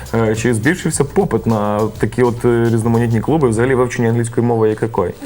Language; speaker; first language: Ukrainian; native; Ukrainian